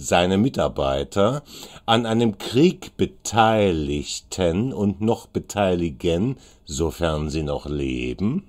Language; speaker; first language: German; native; German